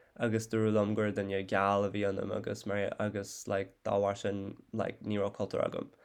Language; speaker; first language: Irish; non-native, fluent; English